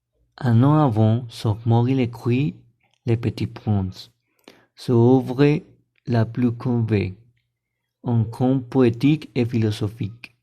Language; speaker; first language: French; non-native, learner; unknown